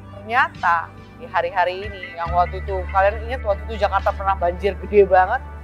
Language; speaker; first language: Indonesian; early bilingual, heritage; Indonesian